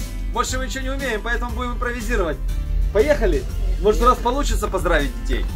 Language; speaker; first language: Russian; native; Russian